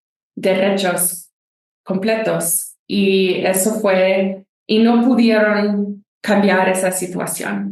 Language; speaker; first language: Spanish; non-native, fluent; English